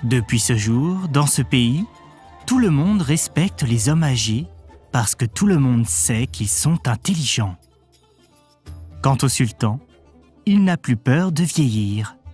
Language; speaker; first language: French; native; French